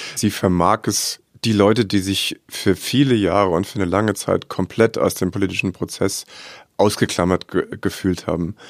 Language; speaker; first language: German; native; German